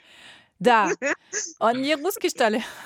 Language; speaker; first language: Russian; non-native, learner; German